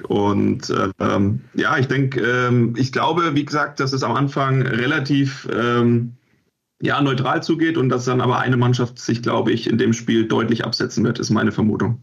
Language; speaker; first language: German; native; German